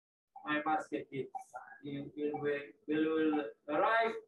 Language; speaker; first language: English; non-native, fluent; Romanian